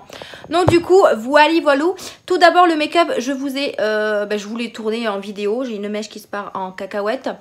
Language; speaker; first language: French; native; French